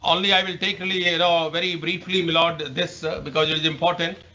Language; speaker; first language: English; non-native, local second language; Hindi